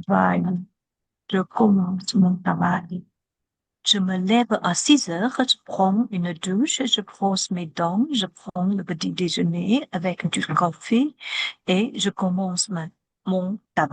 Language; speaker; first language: French; non-native, learner; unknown